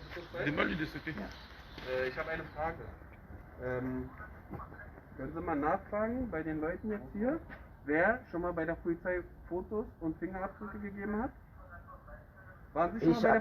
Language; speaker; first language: German; native; German